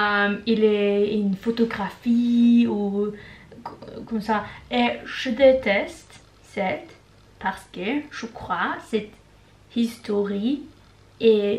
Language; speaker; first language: French; non-native, learner; Norwegian